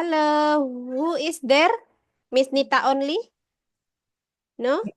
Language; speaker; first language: English; non-native, learner; Indonesian